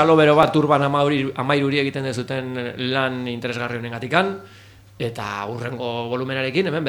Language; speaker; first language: Basque; native; Basque